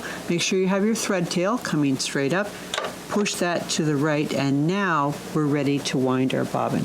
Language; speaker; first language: English; native; English